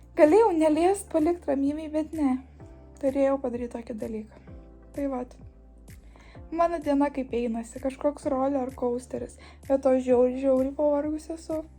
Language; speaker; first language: Lithuanian; native; Lithuanian